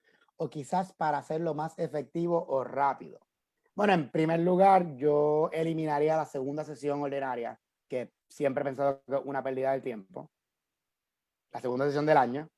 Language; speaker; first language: Spanish; native; Spanish